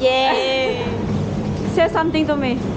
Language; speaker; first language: English; non-native, learner; Indonesian